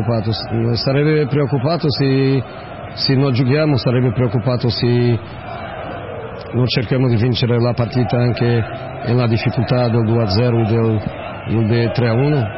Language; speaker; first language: Italian; non-native, fluent; Portuguese